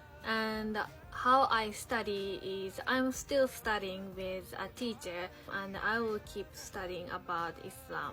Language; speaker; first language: English; non-native, fluent; Japanese